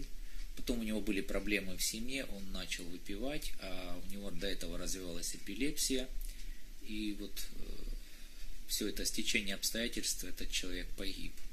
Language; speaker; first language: Russian; native; Russian